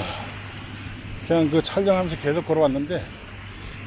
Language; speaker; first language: Korean; native; Korean